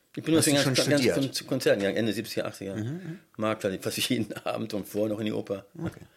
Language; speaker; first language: German; early bilingual, heritage; German